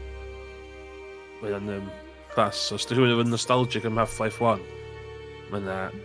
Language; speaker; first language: Welsh; native; Welsh